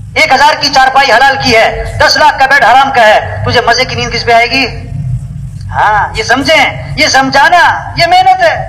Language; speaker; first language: Urdu; non-native, local second language; Pashto